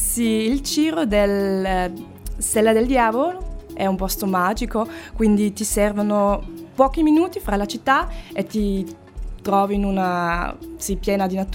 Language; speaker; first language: Italian; non-native, fluent; German